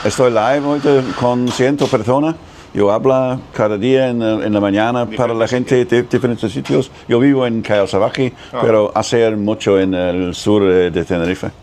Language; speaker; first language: Spanish; non-native, learner; English